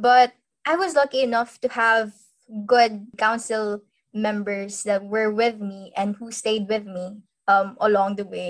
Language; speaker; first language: English; non-native, local second language; Hiligaynon